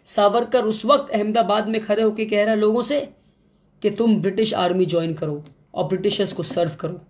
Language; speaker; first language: Hindi; non-native, local second language; Kannada